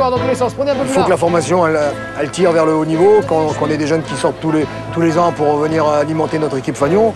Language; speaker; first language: French; native; French